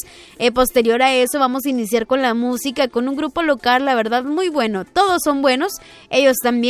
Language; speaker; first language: Spanish; native; Spanish